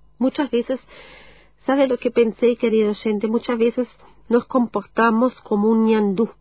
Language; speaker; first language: Spanish; non-native, fluent; German